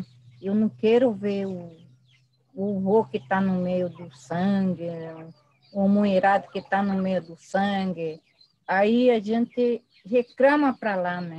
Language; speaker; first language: Portuguese; non-native, local second language; Guarani